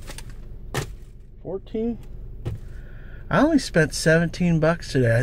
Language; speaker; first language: English; native; English